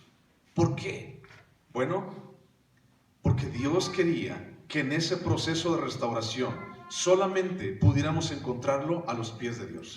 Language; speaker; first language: Spanish; native; Spanish